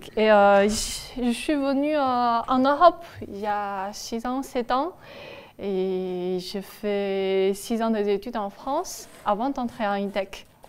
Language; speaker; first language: French; non-native, fluent; Chinese